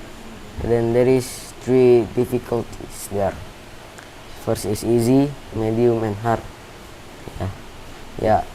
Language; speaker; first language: English; non-native, learner; Indonesian